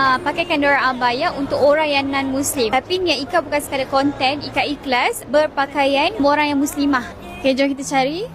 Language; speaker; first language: Malay; native; Malay